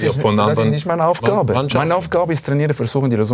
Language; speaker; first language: German; non-native, fluent; Italian